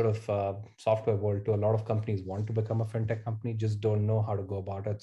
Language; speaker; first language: English; non-native, local second language; Hindi